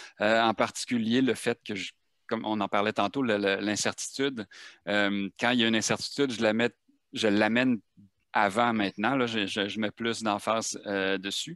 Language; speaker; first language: French; native; French